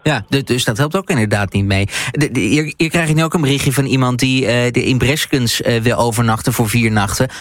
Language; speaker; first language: Dutch; native; Dutch